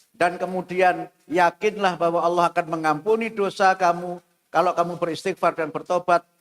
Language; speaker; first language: Indonesian; non-native, local second language; Javanese